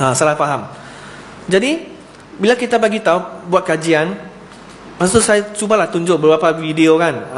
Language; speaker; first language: Malay; non-native, local second language; Chinese